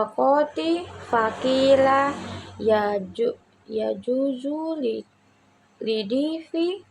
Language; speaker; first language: Arabic; non-native, learner; Indonesian